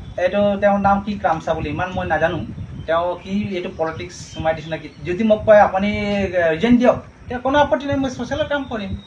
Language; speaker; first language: Assamese; non-native, local second language; Karbi